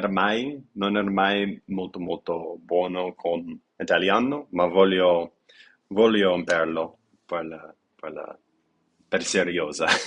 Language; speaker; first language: Italian; non-native, learner; English